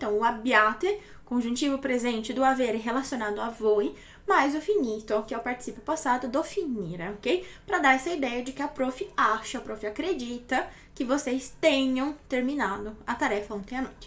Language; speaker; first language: Portuguese; native; Portuguese